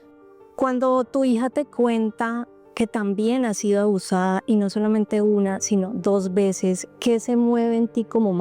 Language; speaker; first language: Spanish; native; Spanish